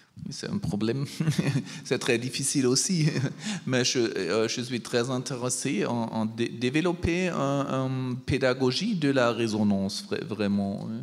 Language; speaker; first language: French; non-native, learner; German